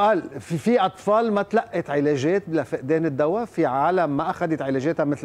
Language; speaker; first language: Arabic; native; Arabic